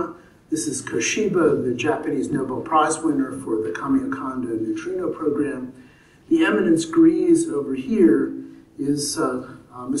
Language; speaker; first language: English; native; English